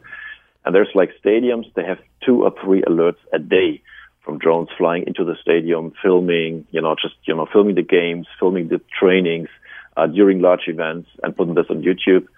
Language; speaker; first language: English; non-native, fluent; German